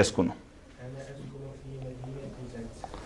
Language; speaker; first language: Arabic; non-native, learner; Bosnian